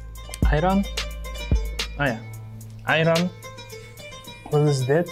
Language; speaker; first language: Dutch; early bilingual, other home language; Turkish